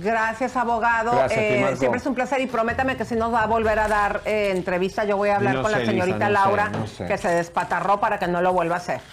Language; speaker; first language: Spanish; native; Spanish